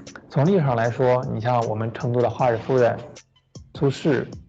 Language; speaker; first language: Chinese; native; Chinese